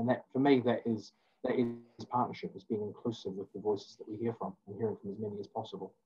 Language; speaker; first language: English; native; English